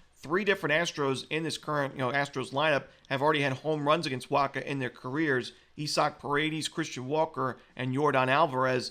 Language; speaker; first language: English; native; English